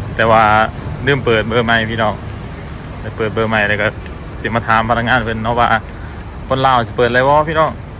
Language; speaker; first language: Thai; native; Thai